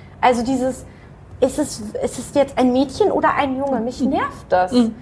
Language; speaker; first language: German; native; German